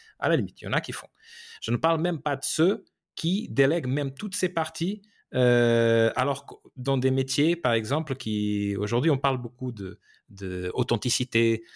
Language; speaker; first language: French; non-native, fluent; Portuguese